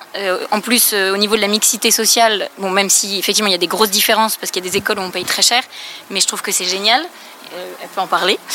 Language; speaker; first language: French; native; French